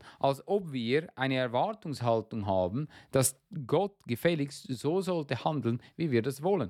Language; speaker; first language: German; non-native, fluent; English